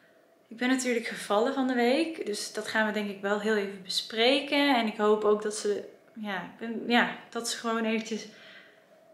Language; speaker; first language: Dutch; native; Dutch